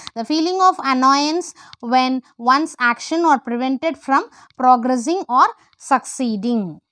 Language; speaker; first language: English; non-native, local second language; Tamil